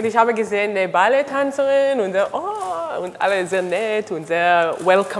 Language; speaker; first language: German; non-native, learner; Hebrew